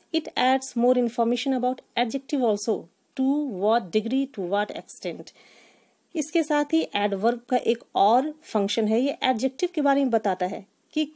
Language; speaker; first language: Hindi; native; Hindi